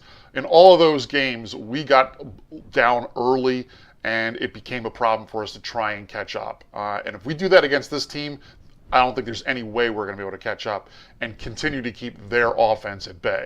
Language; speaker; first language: English; native; English